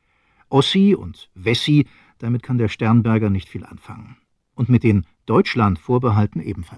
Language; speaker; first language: German; native; German